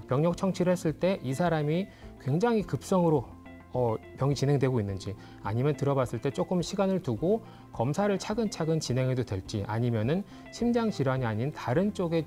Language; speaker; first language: Korean; native; Korean